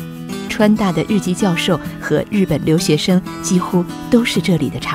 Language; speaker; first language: Chinese; native; Chinese